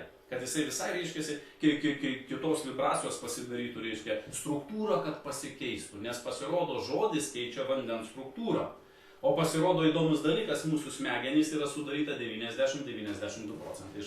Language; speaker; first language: Lithuanian; native; Lithuanian